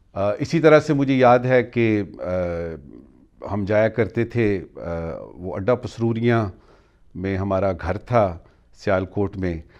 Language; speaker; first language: Urdu; non-native, local second language; Punjabi